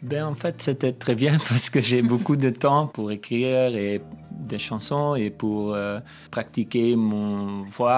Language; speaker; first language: French; non-native, learner; Dutch